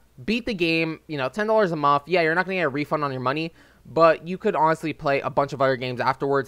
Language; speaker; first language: English; native; English